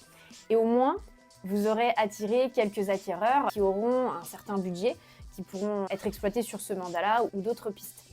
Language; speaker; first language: French; native; French